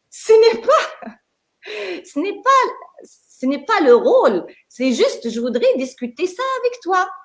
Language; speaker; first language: French; non-native, local second language; Arabic